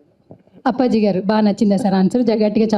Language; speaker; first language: Telugu; native; Telugu